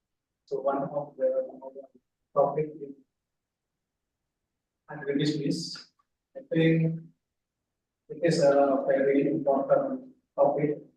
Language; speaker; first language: English; non-native, fluent; Indonesian